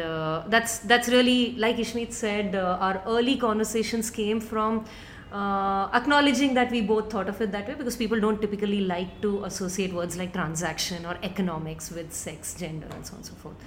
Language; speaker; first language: English; non-native, local second language; Tamil